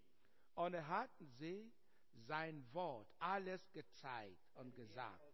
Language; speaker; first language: German; non-native, learner; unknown